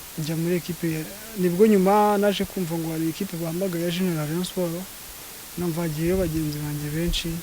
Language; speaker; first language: Kinyarwanda; native; Kinyarwanda